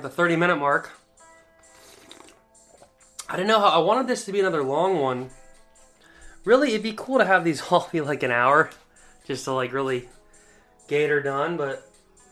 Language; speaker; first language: English; native; English